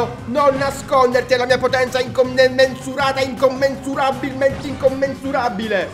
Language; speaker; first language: Italian; native; Italian